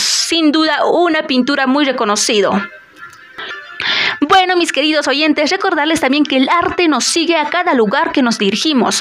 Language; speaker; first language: Spanish; native; Spanish